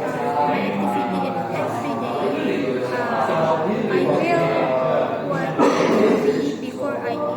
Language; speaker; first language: English; non-native, learner; Indonesian